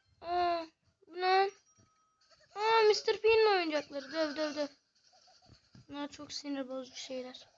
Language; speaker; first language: Turkish; native; Turkish